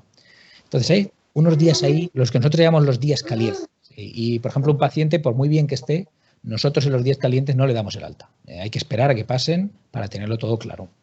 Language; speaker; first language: Spanish; native; Spanish